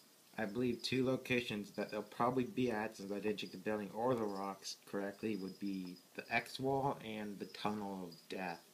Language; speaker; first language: English; native; English